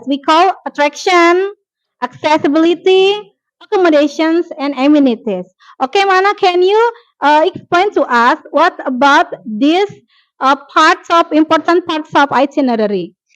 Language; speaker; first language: English; non-native, fluent; Indonesian